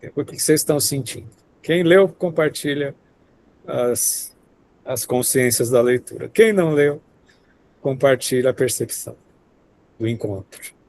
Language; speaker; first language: Portuguese; native; Portuguese